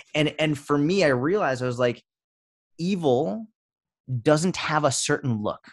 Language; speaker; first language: English; native; English